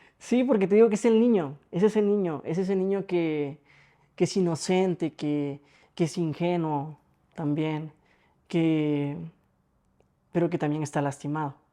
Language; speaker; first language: Spanish; native; Spanish